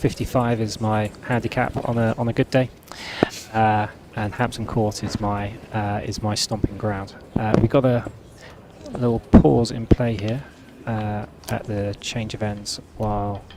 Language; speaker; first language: English; native; English